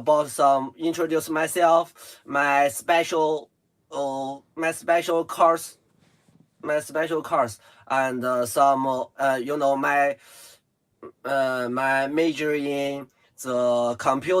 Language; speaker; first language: English; non-native, learner; Chinese